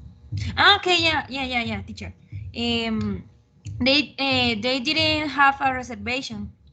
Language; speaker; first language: English; non-native, learner; Spanish